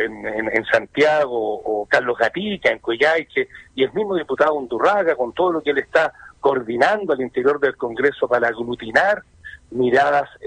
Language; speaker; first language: Spanish; native; Spanish